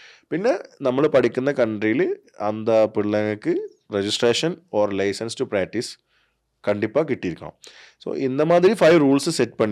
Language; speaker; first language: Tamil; non-native, learner; Malayalam